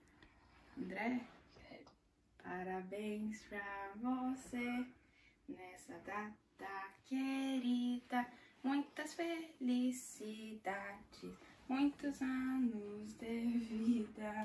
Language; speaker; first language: Portuguese; early bilingual, heritage; Portuguese